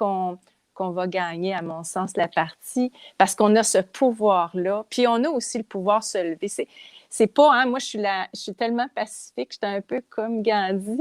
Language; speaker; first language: French; native; French